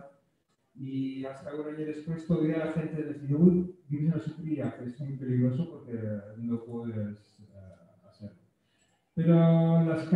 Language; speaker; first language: Spanish; non-native, fluent; Dutch